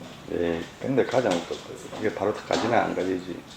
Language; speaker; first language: Korean; native; Korean